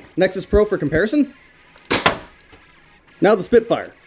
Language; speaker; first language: English; native; English